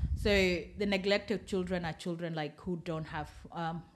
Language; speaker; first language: English; non-native, fluent; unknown